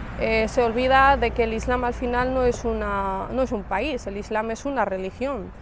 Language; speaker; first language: Spanish; early bilingual, other home language; Arabic